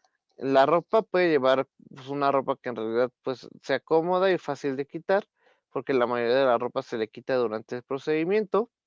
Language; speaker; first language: Spanish; native; Spanish